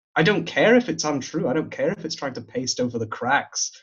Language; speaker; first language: English; native; English